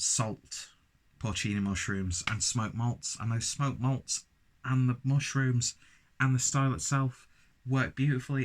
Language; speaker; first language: English; native; English